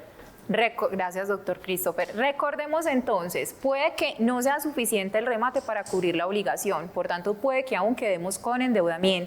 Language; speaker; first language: Spanish; native; Spanish